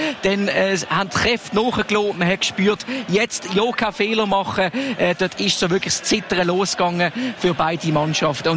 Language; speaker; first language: German; native; German